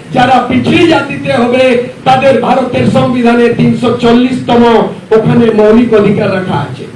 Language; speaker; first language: Bangla; non-native, local second language; Santali